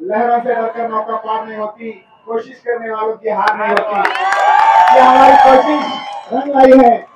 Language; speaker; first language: Hindi; non-native, local second language; Marathi